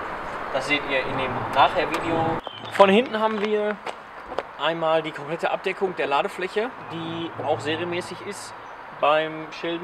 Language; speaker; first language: German; native; German